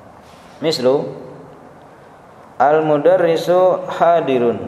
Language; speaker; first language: Arabic; non-native, fluent; Indonesian